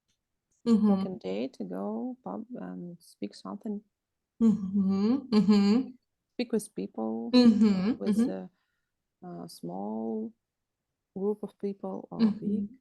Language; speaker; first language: English; non-native, learner; Russian